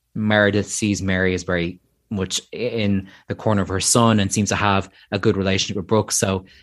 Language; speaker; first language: English; native; English